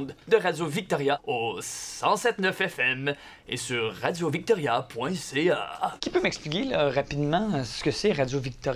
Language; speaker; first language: French; native; French